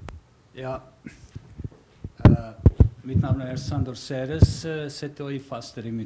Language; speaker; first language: Norwegian; non-native, fluent; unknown